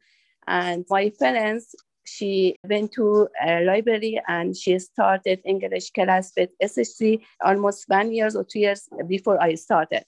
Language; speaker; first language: English; non-native, learner; Persian